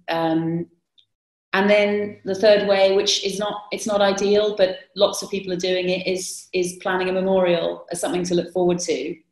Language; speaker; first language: English; native; English